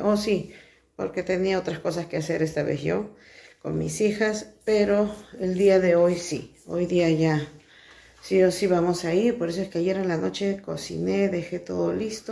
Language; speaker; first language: Spanish; native; Spanish